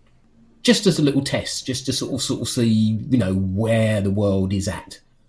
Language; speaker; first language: English; native; English